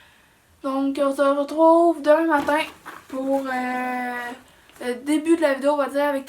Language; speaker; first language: French; native; French